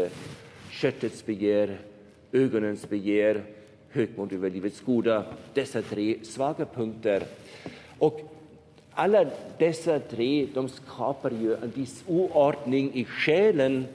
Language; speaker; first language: Swedish; non-native, fluent; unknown